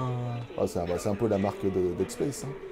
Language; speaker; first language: French; native; French